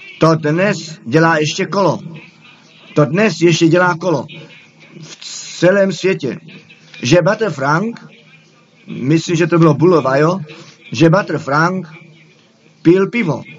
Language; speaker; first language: Czech; non-native, fluent; German